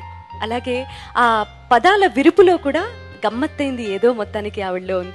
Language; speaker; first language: Telugu; native; Telugu